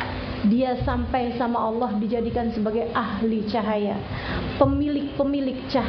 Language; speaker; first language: Indonesian; native; Indonesian